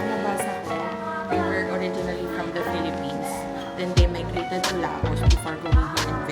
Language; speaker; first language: English; non-native, local second language; Filipino